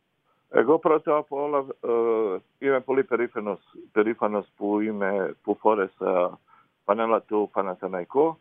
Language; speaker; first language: Greek; non-native, fluent; Croatian